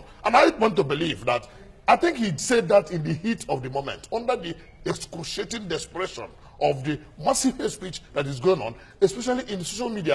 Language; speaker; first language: English; non-native, local second language; Igbo